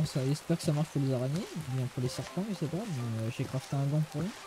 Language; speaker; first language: French; native; French